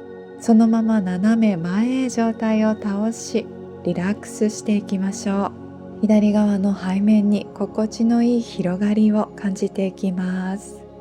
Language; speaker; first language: Japanese; native; Japanese